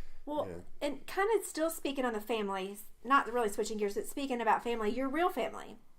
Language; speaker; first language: English; native; English